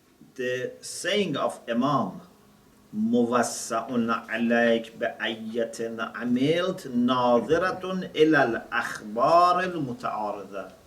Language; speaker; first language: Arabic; non-native, fluent; Persian